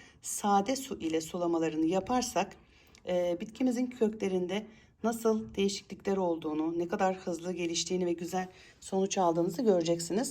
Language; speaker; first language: Turkish; native; Turkish